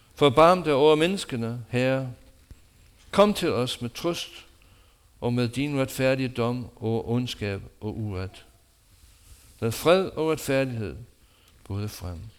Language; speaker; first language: Danish; non-native, fluent; English